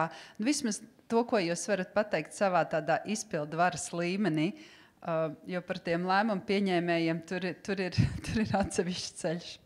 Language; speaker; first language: Latvian; native; Latvian